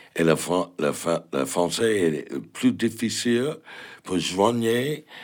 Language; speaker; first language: French; non-native, fluent; English